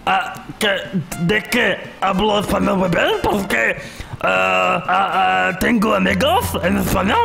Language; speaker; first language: Spanish; non-native, learner; French